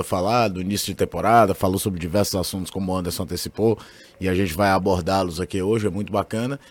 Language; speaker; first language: Portuguese; native; Portuguese